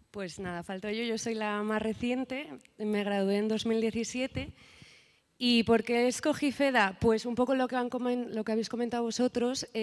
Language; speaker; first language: Spanish; native; Spanish